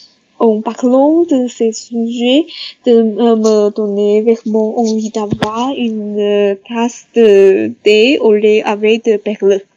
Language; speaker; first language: French; non-native, learner; Chinese